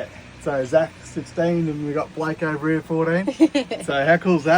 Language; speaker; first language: English; native; English